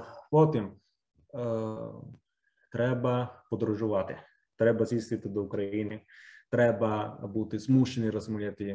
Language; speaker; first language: Ukrainian; non-native, fluent; Italian